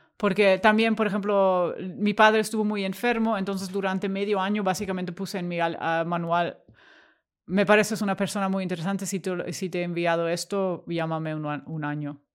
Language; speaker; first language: Spanish; non-native, fluent; German